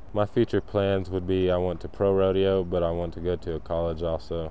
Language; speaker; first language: English; native; English